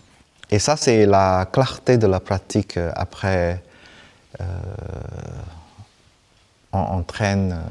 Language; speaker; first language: French; non-native, fluent; Vietnamese